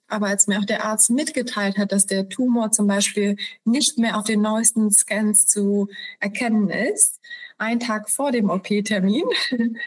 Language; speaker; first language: German; early bilingual, other home language; Polish